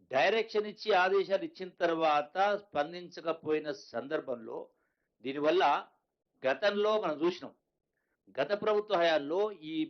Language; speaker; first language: Telugu; native; Telugu